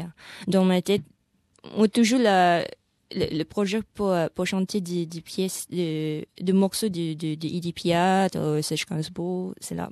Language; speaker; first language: French; non-native, learner; Indonesian